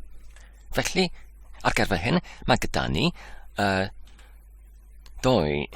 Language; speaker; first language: Welsh; non-native, fluent; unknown